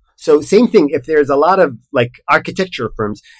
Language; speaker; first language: English; non-native, fluent; Arabic